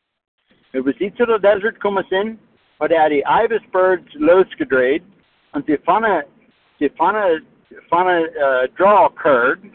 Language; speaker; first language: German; early bilingual, heritage; Pennsylvania German